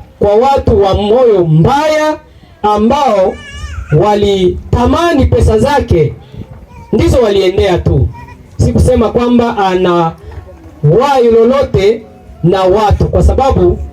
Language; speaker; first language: Swahili; native; Swahili